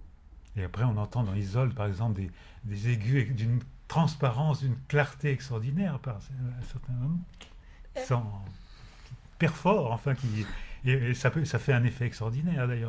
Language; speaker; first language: French; native; French